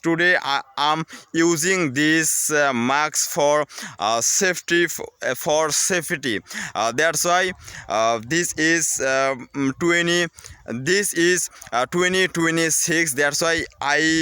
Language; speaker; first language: English; non-native, learner; Bangla